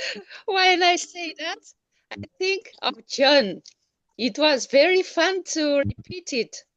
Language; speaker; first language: English; non-native, learner; Malagasy